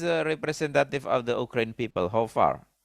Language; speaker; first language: English; non-native, learner; Indonesian